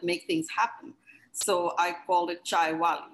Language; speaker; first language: English; non-native, local second language; Hindi